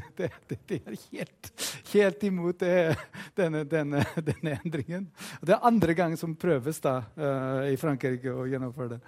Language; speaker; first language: Norwegian; non-native, fluent; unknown